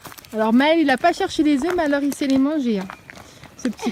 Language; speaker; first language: French; native; French